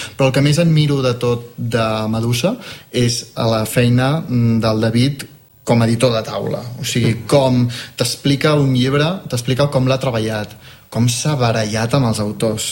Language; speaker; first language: Catalan; native; Catalan